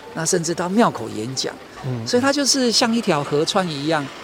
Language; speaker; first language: Min Nan Chinese; native; Min Nan Chinese